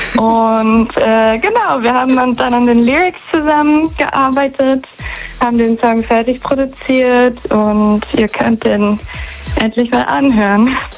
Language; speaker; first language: German; non-native, fluent; Portuguese